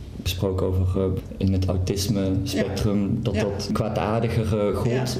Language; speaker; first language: Dutch; native; Dutch